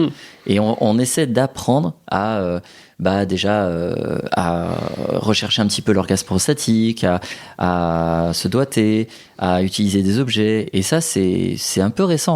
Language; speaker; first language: French; native; French